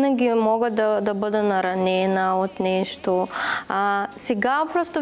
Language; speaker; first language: Bulgarian; non-native, learner; Russian